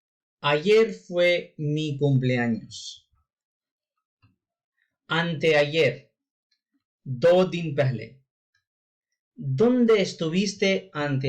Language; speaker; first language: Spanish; non-native, fluent; Urdu